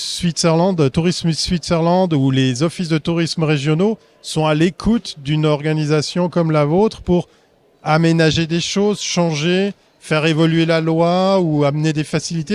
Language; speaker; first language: French; native; French